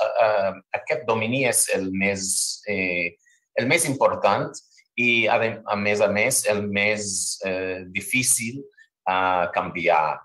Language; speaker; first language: Catalan; non-native, fluent; English